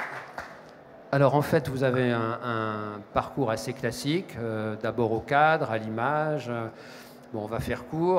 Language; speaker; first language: French; native; French